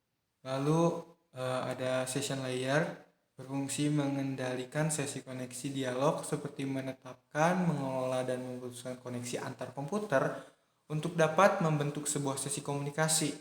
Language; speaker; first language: Indonesian; native; Indonesian